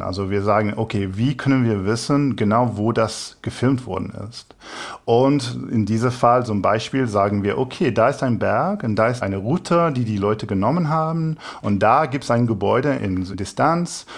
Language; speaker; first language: German; non-native, fluent; English